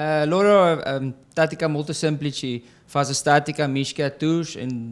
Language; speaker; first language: Italian; non-native, learner; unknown